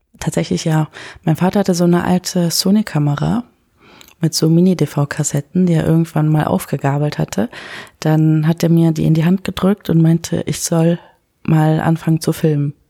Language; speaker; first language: German; early bilingual, other home language; Kurdish